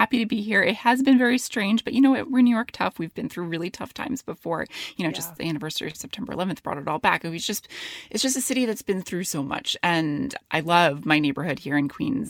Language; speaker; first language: English; native; English